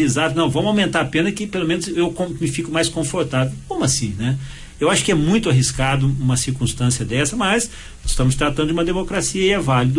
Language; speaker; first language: Portuguese; native; Portuguese